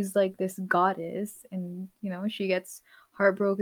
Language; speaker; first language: English; non-native, local second language; Filipino